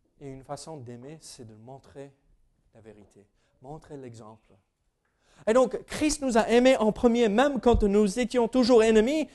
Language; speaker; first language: French; non-native, fluent; English